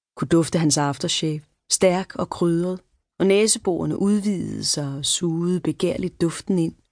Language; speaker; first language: Danish; native; Danish